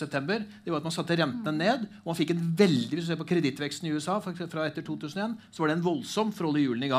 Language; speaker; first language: Norwegian; native; Norwegian